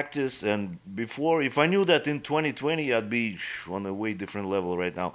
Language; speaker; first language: English; non-native, fluent; Russian